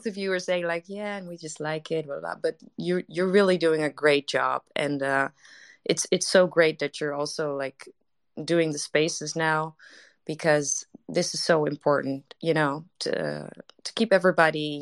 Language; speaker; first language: English; non-native, fluent; Dutch